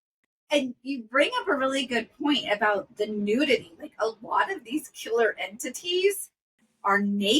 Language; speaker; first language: English; native; English